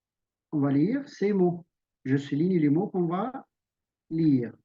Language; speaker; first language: French; non-native, local second language; Arabic